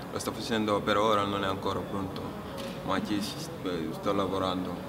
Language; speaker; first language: Italian; non-native, fluent; Wolof